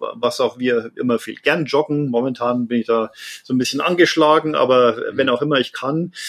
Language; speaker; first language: German; native; German